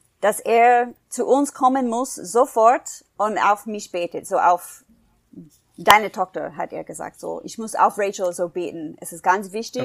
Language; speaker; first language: German; non-native, fluent; English